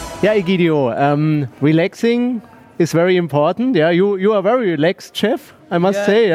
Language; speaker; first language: English; non-native, learner; German